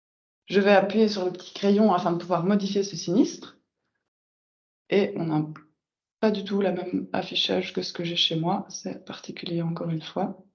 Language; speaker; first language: French; native; French